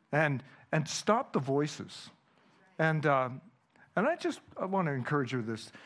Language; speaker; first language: English; non-native, fluent; Dutch